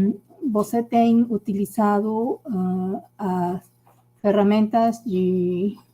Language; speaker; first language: Portuguese; non-native, learner; Spanish